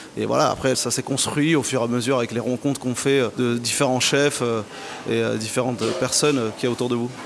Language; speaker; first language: French; early bilingual, other home language; Arabic